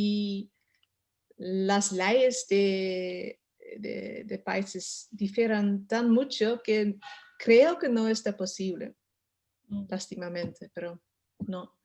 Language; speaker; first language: Spanish; non-native, learner; Dutch